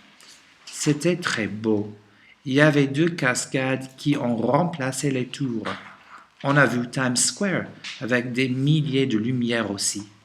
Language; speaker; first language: French; non-native, learner; English